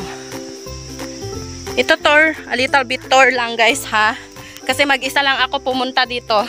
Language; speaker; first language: Filipino; non-native, local second language; Iloko